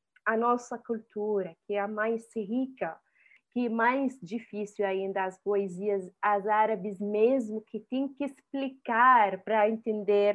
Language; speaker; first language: Portuguese; non-native, fluent; Arabic